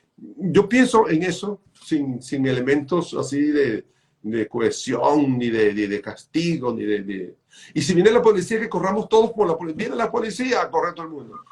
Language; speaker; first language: Spanish; native; Spanish